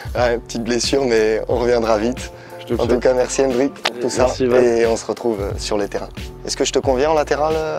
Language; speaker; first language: French; native; French